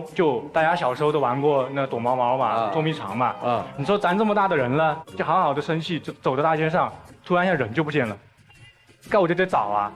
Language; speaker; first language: Chinese; native; Chinese